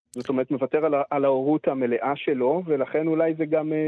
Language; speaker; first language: Hebrew; native; Hebrew